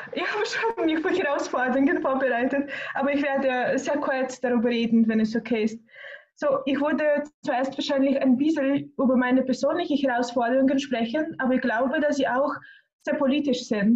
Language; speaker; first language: German; non-native, fluent; Russian